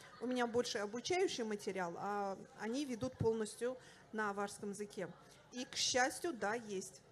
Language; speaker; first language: Russian; non-native, local second language; Avaric